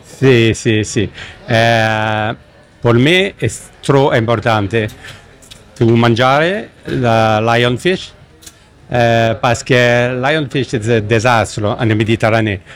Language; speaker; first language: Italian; non-native, learner; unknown